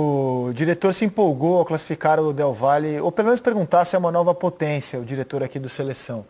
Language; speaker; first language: Portuguese; native; Portuguese